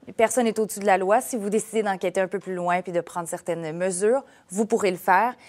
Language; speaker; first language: French; native; French